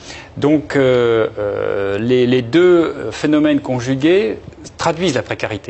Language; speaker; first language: French; native; French